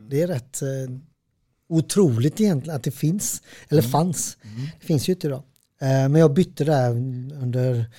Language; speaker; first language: Swedish; early bilingual, other home language; Serbian